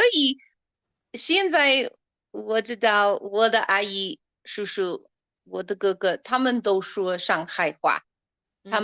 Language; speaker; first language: Chinese; non-native, learner; English